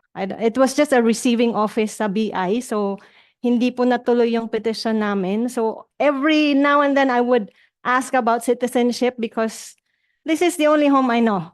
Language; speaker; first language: English; non-native, local second language; Cebuano